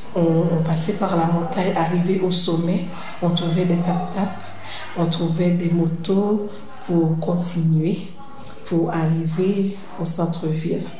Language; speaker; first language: French; non-native, local second language; Haitian Creole